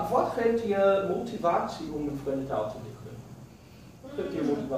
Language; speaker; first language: Dutch; non-native, learner; Portuguese